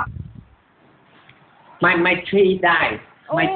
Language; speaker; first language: English; non-native, learner; Vietnamese